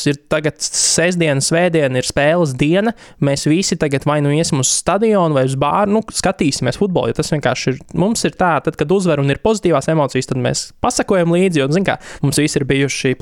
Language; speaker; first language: Latvian; native; Latvian